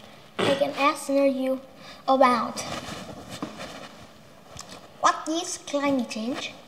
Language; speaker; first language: English; non-native, learner; Vietnamese